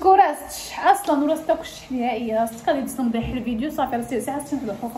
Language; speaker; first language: Arabic; native; Arabic